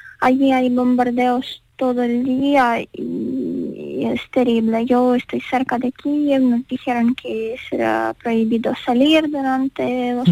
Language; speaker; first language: Spanish; non-native, learner; Ukrainian